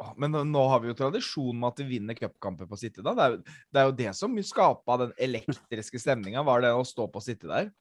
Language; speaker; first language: Norwegian; native; Norwegian